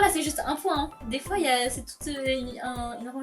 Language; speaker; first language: French; native; French